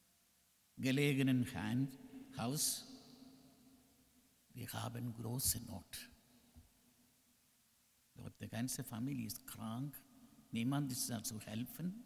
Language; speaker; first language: German; non-native, learner; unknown